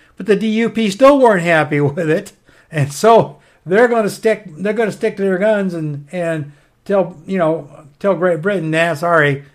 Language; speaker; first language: English; native; English